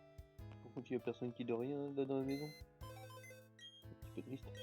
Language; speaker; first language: French; native; French